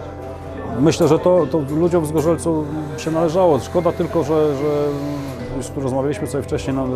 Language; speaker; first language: Polish; native; Polish